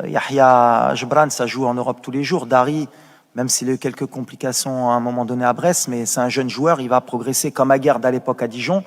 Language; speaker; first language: French; native; French